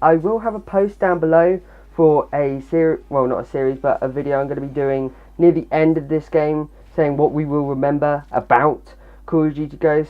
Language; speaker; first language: English; native; English